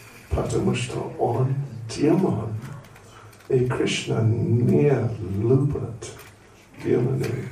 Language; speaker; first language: Russian; non-native, learner; English